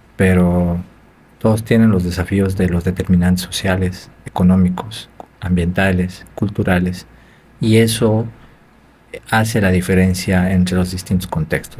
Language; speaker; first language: Spanish; native; Spanish